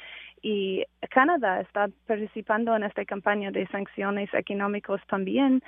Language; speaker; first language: Spanish; non-native, fluent; English